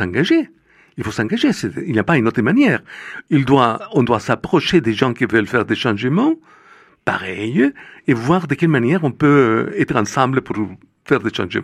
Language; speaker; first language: French; non-native, fluent; Spanish